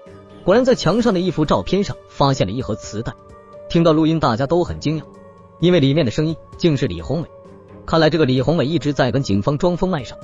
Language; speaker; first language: Chinese; native; Chinese